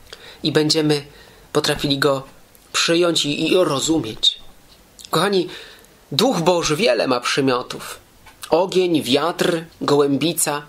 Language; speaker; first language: Polish; native; Polish